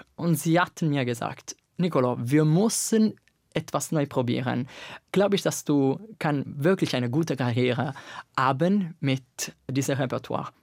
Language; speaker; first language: German; non-native, learner; Italian